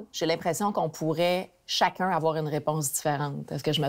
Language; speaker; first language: French; native; French